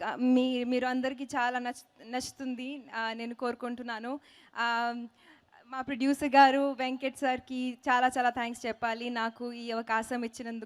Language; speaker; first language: Telugu; non-native, fluent; Hindi